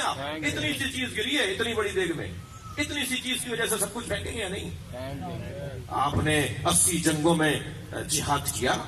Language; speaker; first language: Urdu; native; Urdu